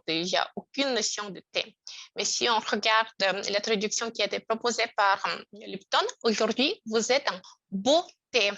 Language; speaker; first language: French; non-native, fluent; Russian